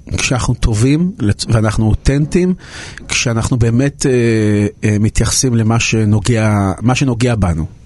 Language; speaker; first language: Hebrew; native; Hebrew